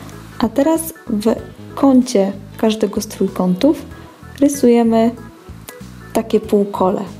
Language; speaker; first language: Polish; native; Polish